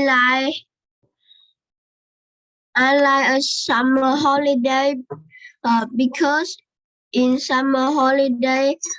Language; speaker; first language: English; non-native, learner; Vietnamese